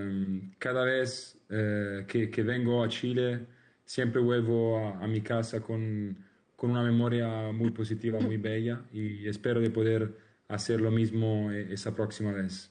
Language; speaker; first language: Spanish; non-native, learner; Italian